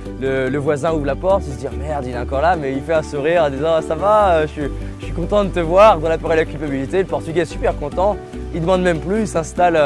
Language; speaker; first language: French; native; French